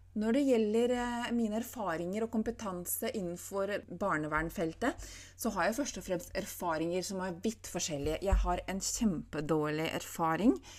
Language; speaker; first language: Norwegian; non-native, fluent; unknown